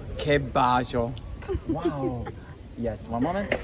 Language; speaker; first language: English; non-native, learner; Italian